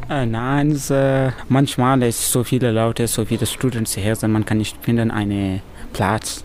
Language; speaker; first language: German; non-native, learner; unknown